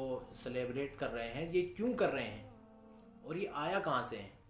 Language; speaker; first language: Urdu; native; Urdu